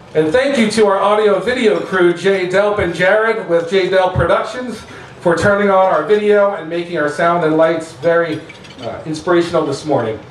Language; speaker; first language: English; native; English